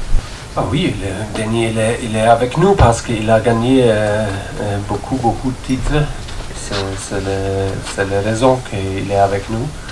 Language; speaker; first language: French; non-native, fluent; German